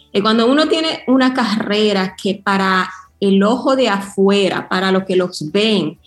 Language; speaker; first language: Spanish; early bilingual, heritage; Spanish